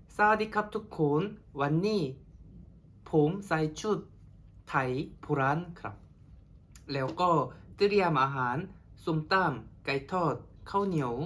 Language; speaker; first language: Thai; non-native, learner; Korean